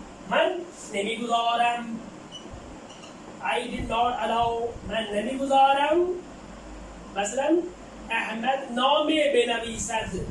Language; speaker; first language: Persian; non-native, fluent; Urdu